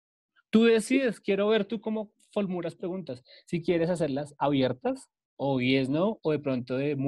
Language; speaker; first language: Spanish; native; Spanish